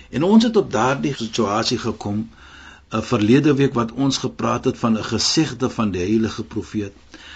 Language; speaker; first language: Afrikaans; non-native, fluent; Arabic